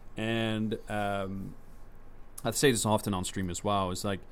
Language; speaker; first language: English; non-native, fluent; Dutch